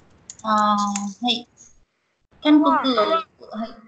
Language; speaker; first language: Japanese; non-native, learner; Vietnamese